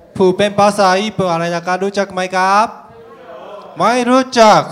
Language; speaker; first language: Thai; non-native, learner; Japanese